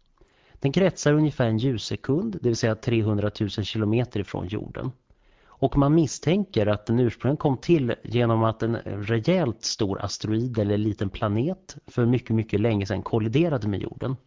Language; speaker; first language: Swedish; native; Swedish